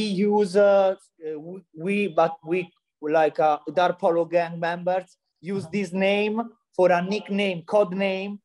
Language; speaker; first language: English; non-native, learner; Italian